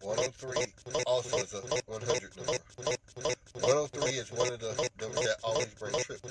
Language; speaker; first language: English; native; English